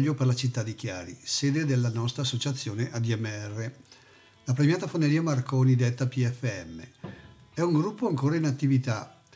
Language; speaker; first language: Italian; native; Italian